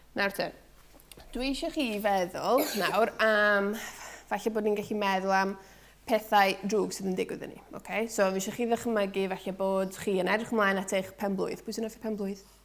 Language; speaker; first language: Welsh; native; Welsh